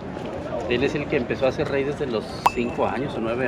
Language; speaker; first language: Spanish; native; Spanish